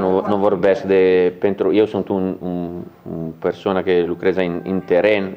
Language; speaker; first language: Romanian; non-native, learner; Italian